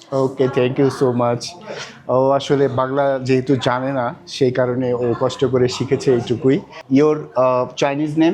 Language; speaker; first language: Bangla; native; Bangla